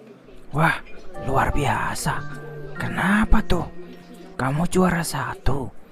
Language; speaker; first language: Indonesian; native; Indonesian